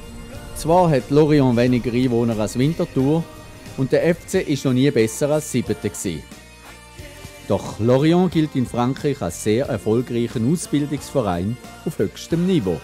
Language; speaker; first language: German; native; German